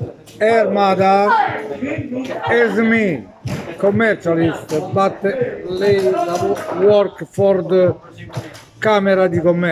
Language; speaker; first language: English; non-native, learner; Italian